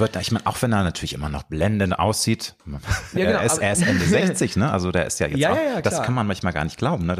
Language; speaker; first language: German; native; German